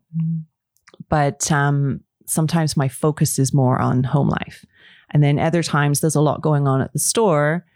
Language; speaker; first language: English; native; English